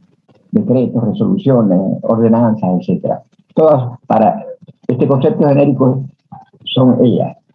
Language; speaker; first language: Spanish; native; Spanish